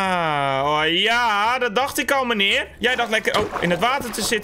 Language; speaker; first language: Dutch; native; Dutch